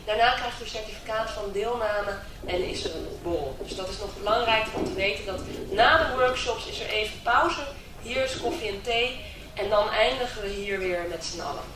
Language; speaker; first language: Dutch; native; Dutch